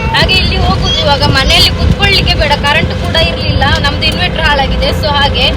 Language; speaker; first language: Kannada; native; Kannada